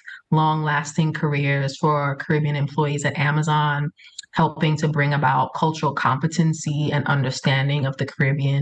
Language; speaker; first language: English; early bilingual, other home language; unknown